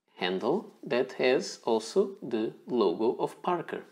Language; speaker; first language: English; non-native, fluent; Portuguese